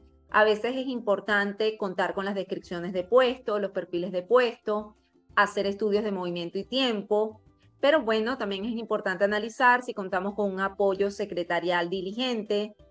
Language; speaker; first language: Spanish; native; Spanish